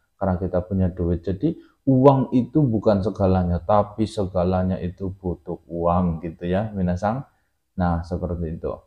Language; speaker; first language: Indonesian; native; Indonesian